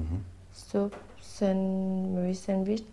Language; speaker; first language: English; non-native, learner; Thai